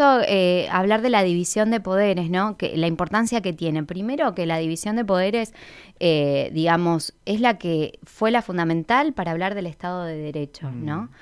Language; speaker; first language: Spanish; native; Spanish